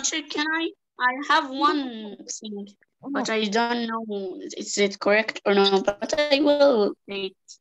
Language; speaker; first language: English; non-native, learner; Arabic